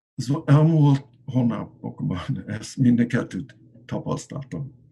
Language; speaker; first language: Hungarian; non-native, learner; English